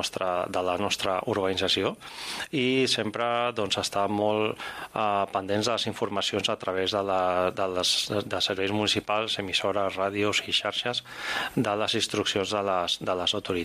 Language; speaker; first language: Catalan; native; Catalan